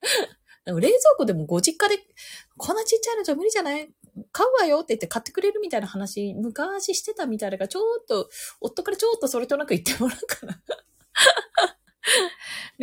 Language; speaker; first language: Japanese; native; Japanese